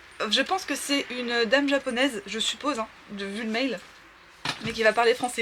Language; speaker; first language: French; native; French